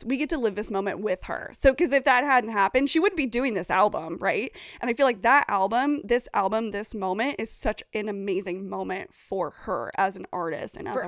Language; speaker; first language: English; native; English